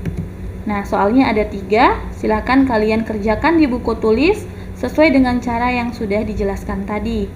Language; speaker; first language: Indonesian; native; Indonesian